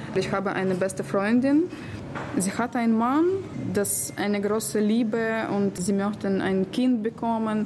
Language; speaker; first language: German; non-native, learner; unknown